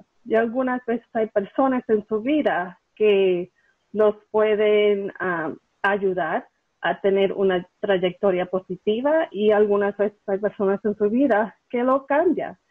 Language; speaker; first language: Spanish; early bilingual, heritage; Spanish